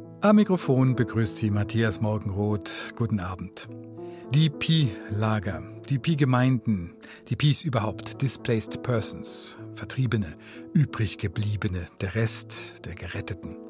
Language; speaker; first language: German; native; German